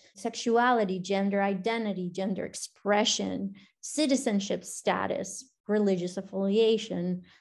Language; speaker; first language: English; non-native, fluent; Spanish